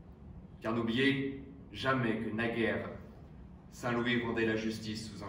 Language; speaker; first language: French; native; French